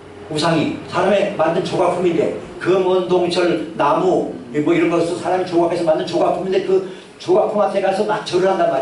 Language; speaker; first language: Korean; native; Korean